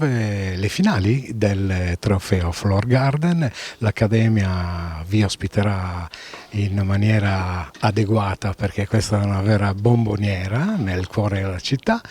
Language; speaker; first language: Italian; native; Italian